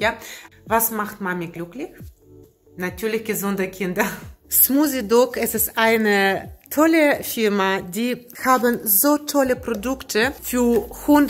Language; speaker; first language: German; non-native, learner; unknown